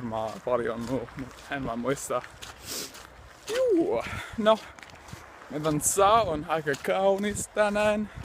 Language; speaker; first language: Finnish; non-native, learner; English